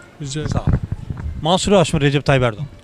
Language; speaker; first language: Turkish; native; Turkish